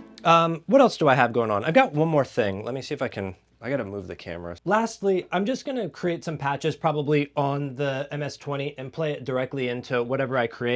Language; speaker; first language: English; native; English